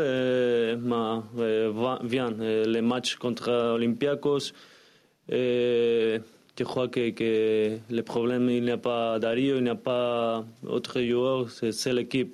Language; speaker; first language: French; non-native, learner; Spanish